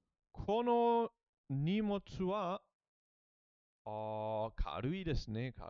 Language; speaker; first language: Japanese; non-native, learner; English